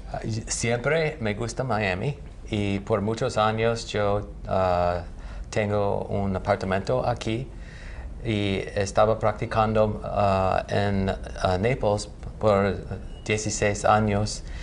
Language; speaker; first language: Spanish; non-native, learner; English